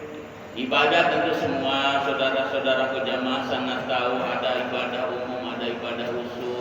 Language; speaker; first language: Indonesian; native; Indonesian